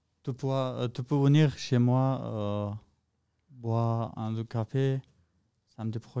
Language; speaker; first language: French; non-native, learner; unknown